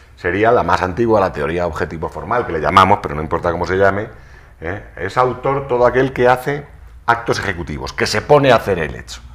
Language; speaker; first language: Spanish; native; Spanish